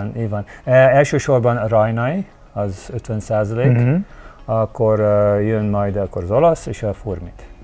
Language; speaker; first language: Hungarian; early bilingual, heritage; Hungarian